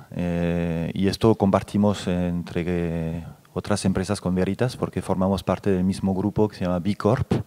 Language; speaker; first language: Spanish; non-native, fluent; French